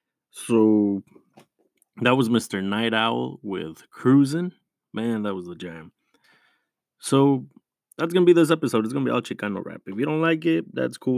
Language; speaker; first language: English; early bilingual, other home language; Spanish